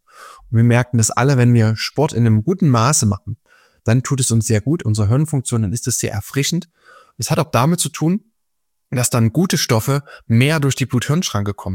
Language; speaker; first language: German; native; German